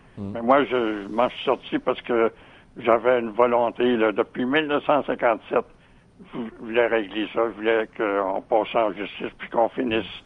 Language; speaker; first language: French; native; French